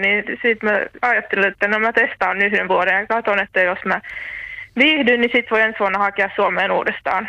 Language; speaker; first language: Finnish; native; Finnish